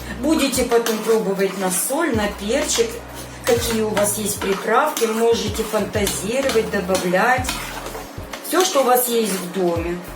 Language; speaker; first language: Russian; non-native, local second language; Ukrainian